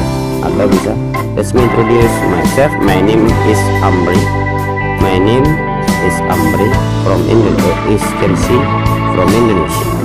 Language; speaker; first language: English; non-native, learner; Indonesian